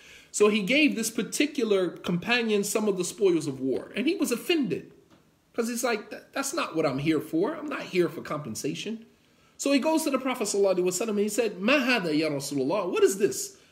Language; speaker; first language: English; native; English